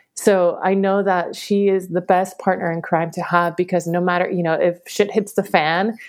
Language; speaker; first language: English; early bilingual, other home language; Spanish